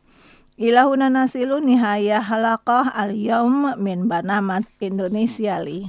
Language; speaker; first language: Arabic; non-native, fluent; Indonesian